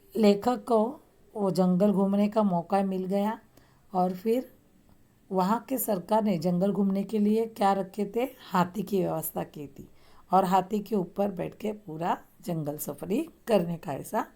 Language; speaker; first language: Hindi; non-native, local second language; Marathi